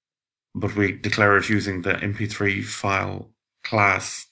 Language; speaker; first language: English; native; English